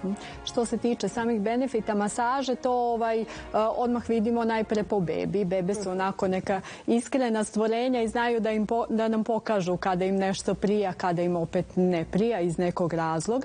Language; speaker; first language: Serbian; native; Serbian